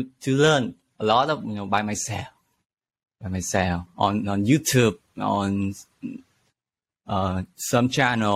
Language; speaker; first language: English; non-native, learner; Vietnamese